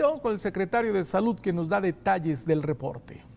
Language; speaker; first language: Spanish; native; Spanish